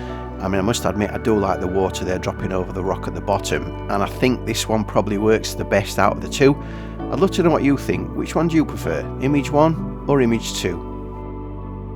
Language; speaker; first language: English; native; English